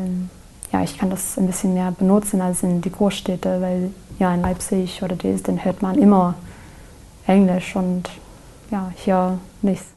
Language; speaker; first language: German; non-native, learner; English